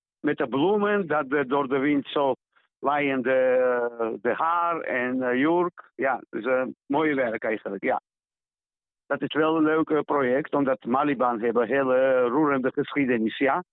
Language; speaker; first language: Dutch; non-native, learner; Georgian